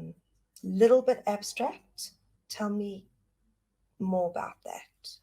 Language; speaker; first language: English; native; English